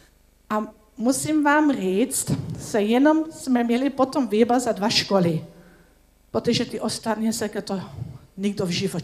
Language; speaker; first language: Czech; non-native, learner; Dutch